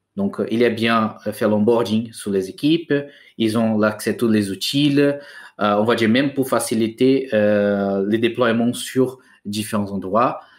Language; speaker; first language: French; non-native, fluent; Portuguese